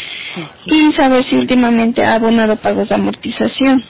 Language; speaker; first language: Spanish; native; Spanish